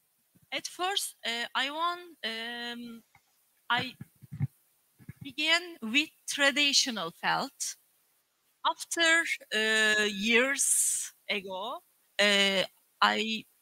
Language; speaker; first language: English; non-native, learner; Turkish